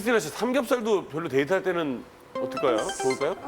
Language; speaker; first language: Korean; native; Korean